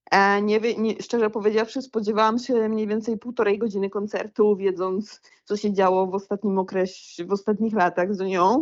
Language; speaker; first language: Polish; native; Polish